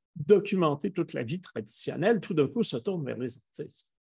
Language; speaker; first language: French; native; French